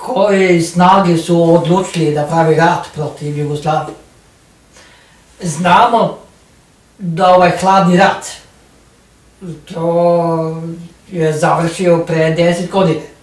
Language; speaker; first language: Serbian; non-native, learner; Norwegian